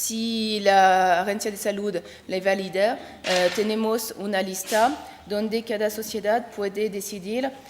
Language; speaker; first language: Spanish; non-native, learner; French